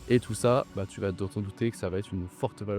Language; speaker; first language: French; native; French